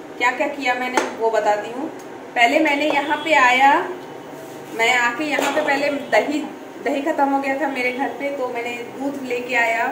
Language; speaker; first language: Hindi; non-native, local second language; Bangla